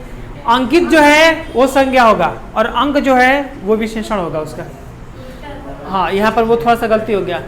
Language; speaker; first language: Hindi; non-native, local second language; Bhojpuri